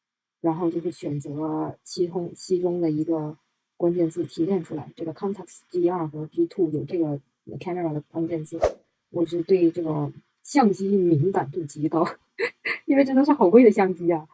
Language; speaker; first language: Chinese; native; Chinese